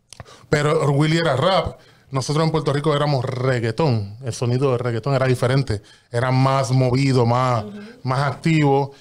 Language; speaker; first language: Spanish; native; Spanish